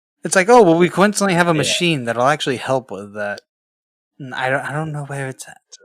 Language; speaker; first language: English; native; English